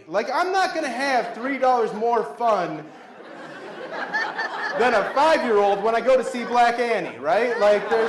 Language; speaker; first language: English; native; English